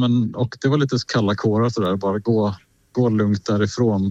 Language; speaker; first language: Swedish; native; Swedish